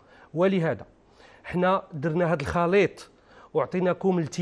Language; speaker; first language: Arabic; native; Arabic